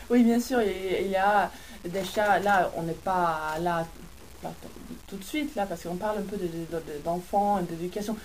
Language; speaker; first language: French; non-native, fluent; Swedish